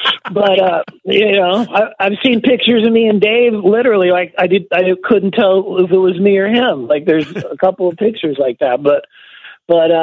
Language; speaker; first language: English; native; English